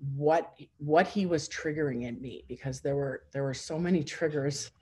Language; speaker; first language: English; native; English